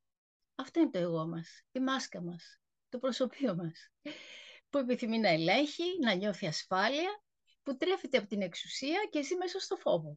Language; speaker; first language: Greek; native; Greek